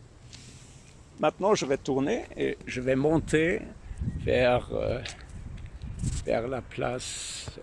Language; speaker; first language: French; non-native, learner; German